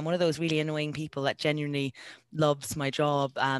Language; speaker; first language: English; native; English